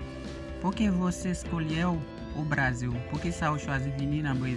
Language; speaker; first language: Portuguese; non-native, learner; Haitian Creole